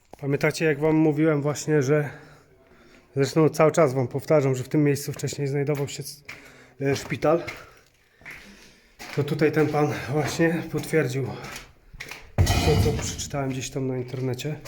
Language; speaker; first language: Polish; native; Polish